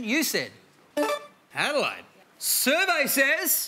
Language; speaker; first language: English; native; English